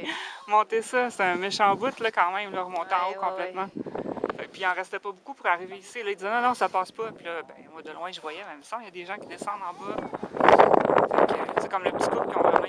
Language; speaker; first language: French; native; French